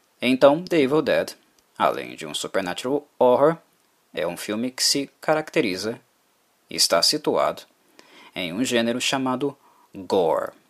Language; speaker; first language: Portuguese; native; Portuguese